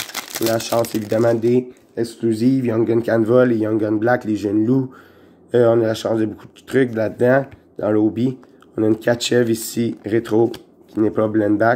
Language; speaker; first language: French; native; French